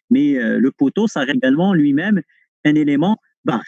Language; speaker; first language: French; non-native, local second language; Arabic